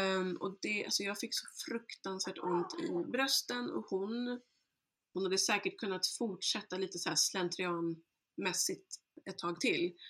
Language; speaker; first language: Swedish; early bilingual, other home language; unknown